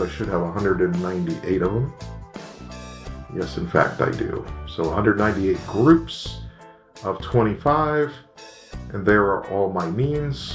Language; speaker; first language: English; native; English